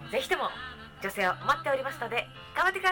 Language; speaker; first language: Japanese; native; Japanese